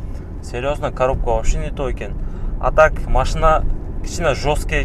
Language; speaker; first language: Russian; non-native, local second language; Kyrgyz